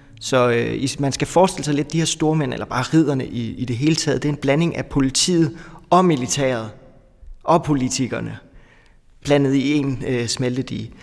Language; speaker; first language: Danish; native; Danish